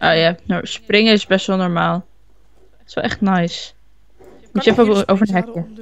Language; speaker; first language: Dutch; native; Dutch